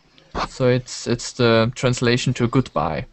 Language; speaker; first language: English; non-native, learner; German